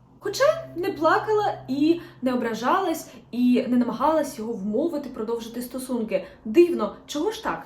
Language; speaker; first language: Ukrainian; non-native, local second language; Russian